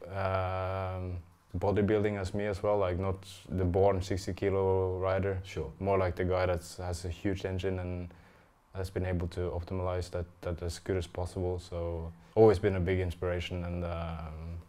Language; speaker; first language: English; non-native, fluent; Norwegian